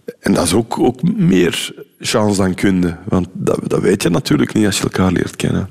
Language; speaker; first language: Dutch; native; Dutch